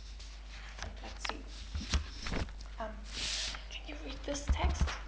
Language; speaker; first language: English; non-native, fluent; German